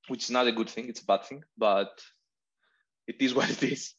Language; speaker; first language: English; non-native, fluent; Greek